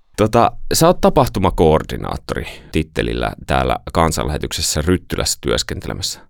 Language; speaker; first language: Finnish; native; Finnish